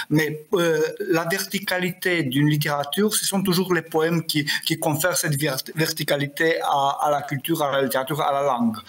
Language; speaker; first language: French; non-native, fluent; Romanian